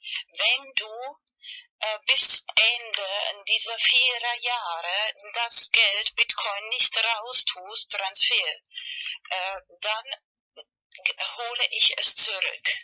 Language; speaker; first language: German; non-native, learner; Spanish